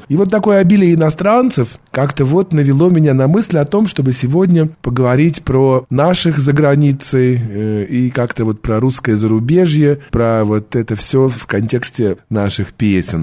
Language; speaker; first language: Russian; native; Russian